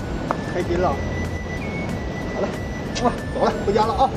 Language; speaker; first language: Chinese; native; Chinese